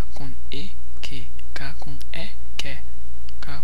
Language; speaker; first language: Spanish; non-native, fluent; Haitian Creole